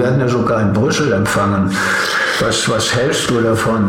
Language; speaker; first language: German; native; German